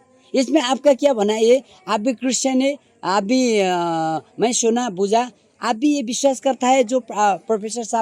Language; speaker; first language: Hindi; non-native, learner; Nepali